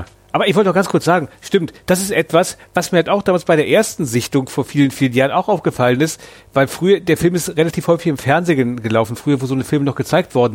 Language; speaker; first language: German; native; German